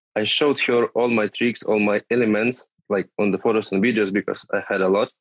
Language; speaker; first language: English; non-native, fluent; Russian